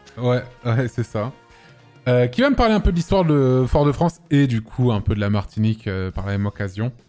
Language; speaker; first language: French; native; French